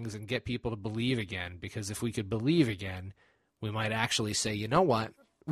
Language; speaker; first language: English; native; English